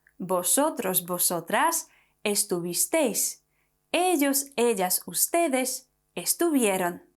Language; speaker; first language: Spanish; non-native, fluent; Polish